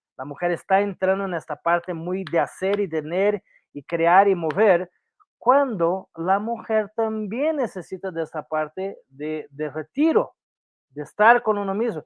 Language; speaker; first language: Spanish; non-native, fluent; Portuguese